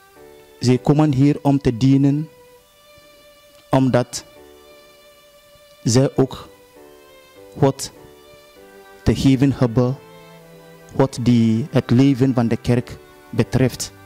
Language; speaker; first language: Dutch; non-native, fluent; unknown